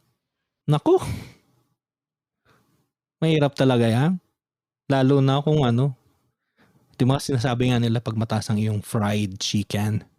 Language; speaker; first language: Filipino; native; Filipino